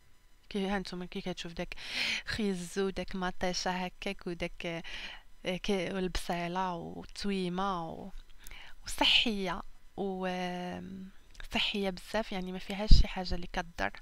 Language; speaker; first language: Arabic; native; Arabic